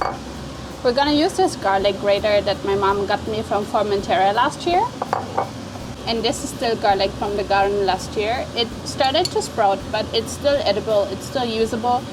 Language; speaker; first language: English; non-native, fluent; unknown